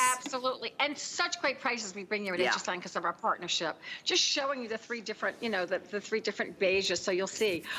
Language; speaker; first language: English; native; English